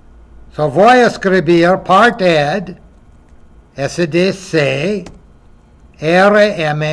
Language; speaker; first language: Spanish; non-native, fluent; English